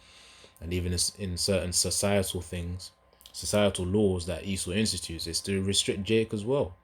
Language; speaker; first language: English; native; English